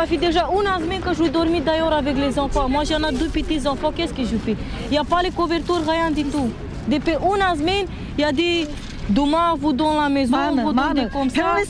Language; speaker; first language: French; non-native, learner; Romanian